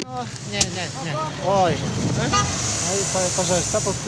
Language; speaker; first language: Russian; non-native, learner; Polish